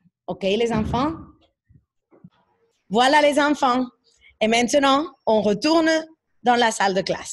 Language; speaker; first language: French; non-native, fluent; Spanish